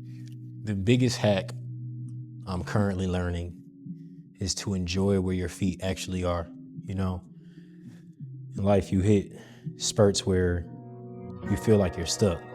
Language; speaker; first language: English; native; English